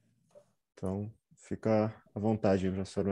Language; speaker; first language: Portuguese; native; Portuguese